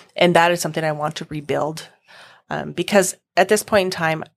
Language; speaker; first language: English; native; English